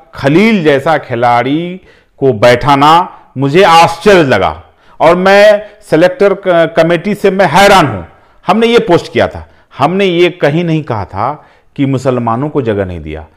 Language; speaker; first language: Hindi; native; Hindi